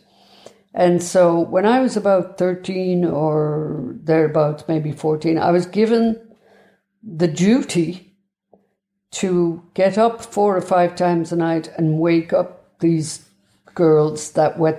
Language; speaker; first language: English; native; English